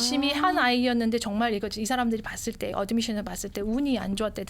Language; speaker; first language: Korean; native; Korean